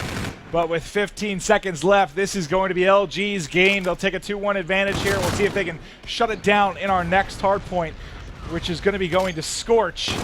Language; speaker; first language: English; native; English